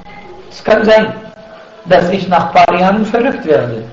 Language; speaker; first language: German; non-native, fluent; Arabic